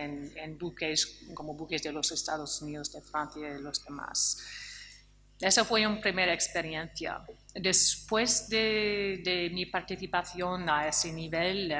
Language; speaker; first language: Spanish; non-native, fluent; English